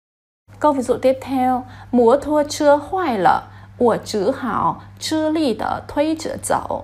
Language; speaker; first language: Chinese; non-native, fluent; Vietnamese